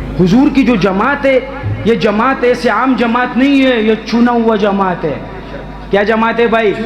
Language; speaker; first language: Urdu; non-native, local second language; Pashto